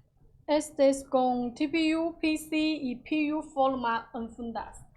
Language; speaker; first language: Spanish; non-native, learner; Chinese